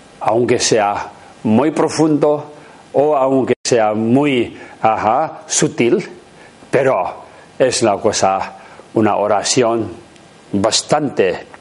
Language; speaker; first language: Spanish; non-native, learner; Tibetan